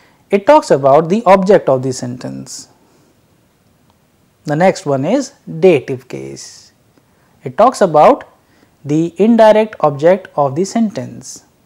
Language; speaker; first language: English; non-native, local second language; Hindi